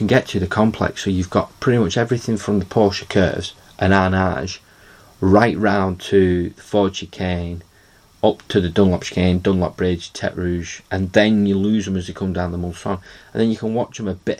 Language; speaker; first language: English; native; English